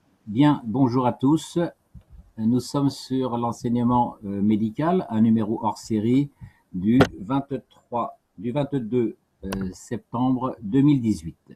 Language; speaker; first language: French; native; French